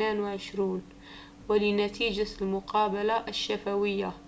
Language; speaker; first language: Arabic; native; Arabic